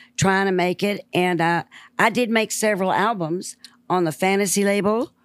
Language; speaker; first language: English; native; English